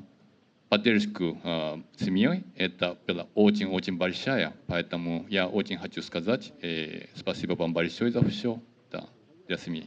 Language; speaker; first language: Russian; non-native, learner; Japanese